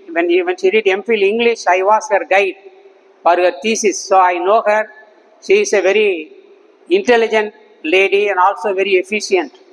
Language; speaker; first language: English; non-native, local second language; Tamil